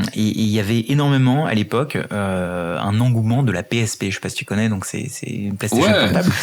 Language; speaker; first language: French; early bilingual, other home language; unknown